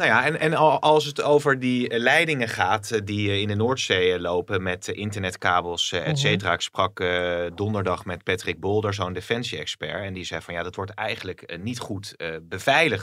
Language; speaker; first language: Dutch; native; Dutch